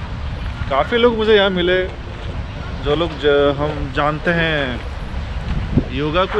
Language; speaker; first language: Hindi; non-native, local second language; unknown